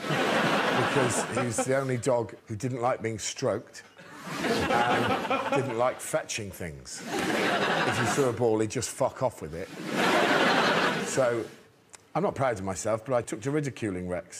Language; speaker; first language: English; native; English